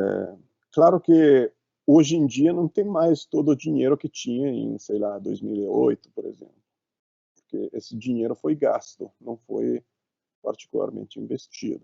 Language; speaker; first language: Portuguese; non-native, fluent; Italian